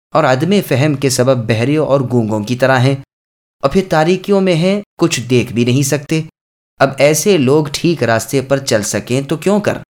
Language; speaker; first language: Urdu; native; Urdu